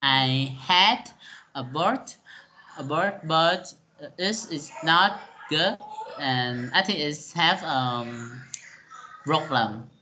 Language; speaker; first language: English; non-native, learner; Vietnamese